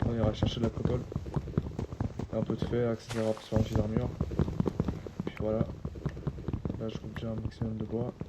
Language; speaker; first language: French; native; French